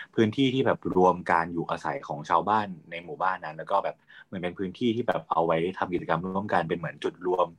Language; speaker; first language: Thai; native; Thai